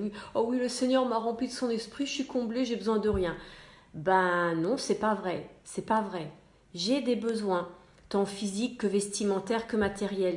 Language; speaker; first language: French; native; French